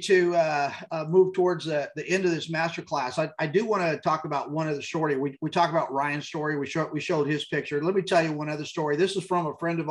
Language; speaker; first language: English; native; English